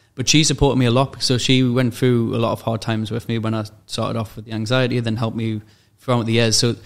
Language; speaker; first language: English; native; English